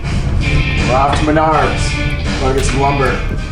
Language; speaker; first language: English; native; English